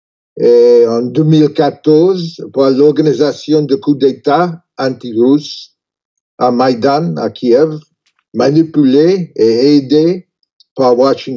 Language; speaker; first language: French; non-native, learner; English